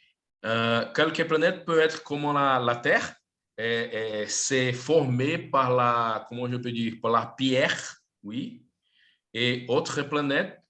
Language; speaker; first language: French; non-native, learner; Portuguese